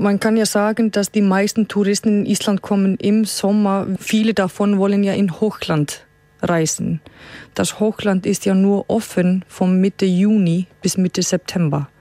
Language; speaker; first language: German; non-native, fluent; Icelandic